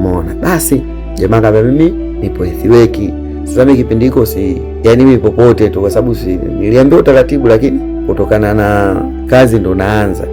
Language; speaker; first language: Swahili; native; Swahili